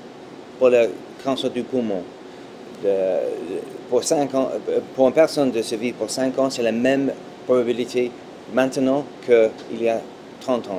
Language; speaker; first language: French; non-native, fluent; English